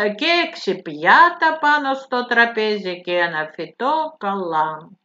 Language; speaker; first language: Greek; non-native, fluent; Russian